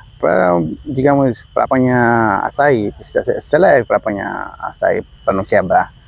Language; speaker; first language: Portuguese; non-native, local second language; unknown